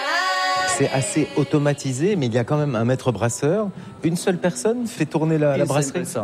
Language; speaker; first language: French; native; French